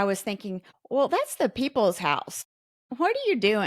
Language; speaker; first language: English; native; English